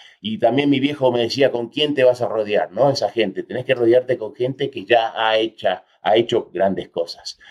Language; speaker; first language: Spanish; early bilingual, heritage; Spanish